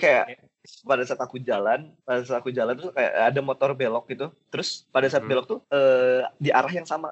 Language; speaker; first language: Indonesian; native; Indonesian